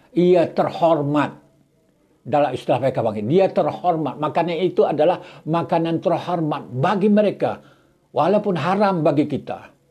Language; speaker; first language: Malay; native; Malay